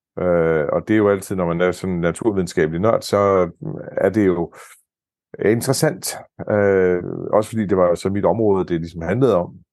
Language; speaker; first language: Danish; native; Danish